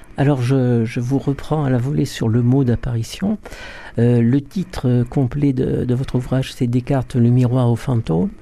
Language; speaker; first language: French; native; French